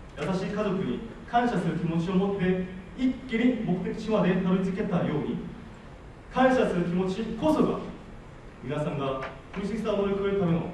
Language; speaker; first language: Japanese; non-native, fluent; Korean